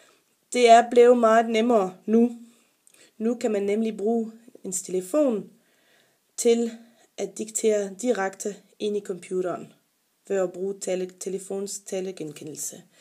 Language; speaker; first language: Danish; non-native, fluent; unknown